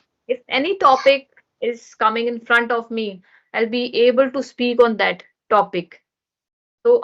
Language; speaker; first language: English; non-native, learner; Hindi